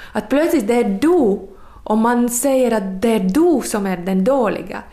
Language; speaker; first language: Swedish; non-native, fluent; Latvian